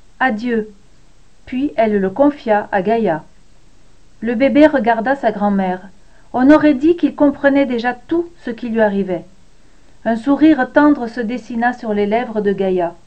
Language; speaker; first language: French; native; French